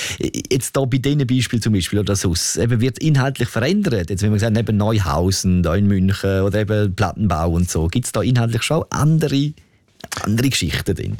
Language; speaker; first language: German; native; German